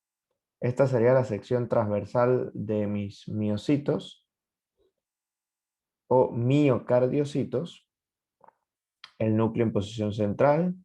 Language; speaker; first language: Spanish; native; Spanish